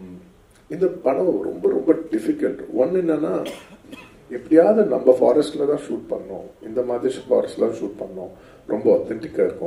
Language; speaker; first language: Tamil; non-native, local second language; Telugu